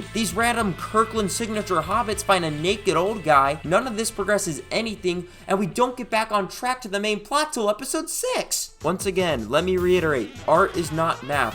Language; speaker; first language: English; native; English